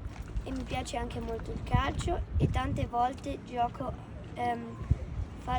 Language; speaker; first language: Italian; early bilingual, other home language; German